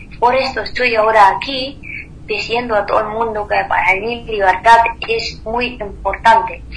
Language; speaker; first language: Spanish; non-native, fluent; Persian